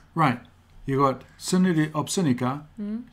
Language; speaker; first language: Korean; non-native, fluent; English